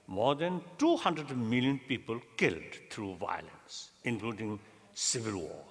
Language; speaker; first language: English; non-native, learner; Tibetan